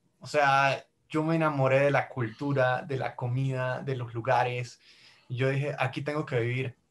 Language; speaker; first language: Spanish; native; Spanish